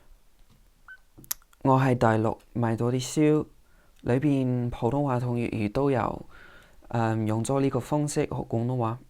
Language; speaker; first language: Chinese; non-native, fluent; English